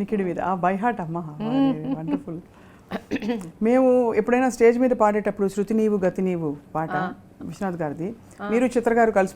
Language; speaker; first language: Telugu; native; Telugu